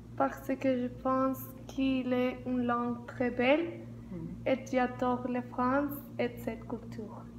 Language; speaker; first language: French; non-native, learner; Spanish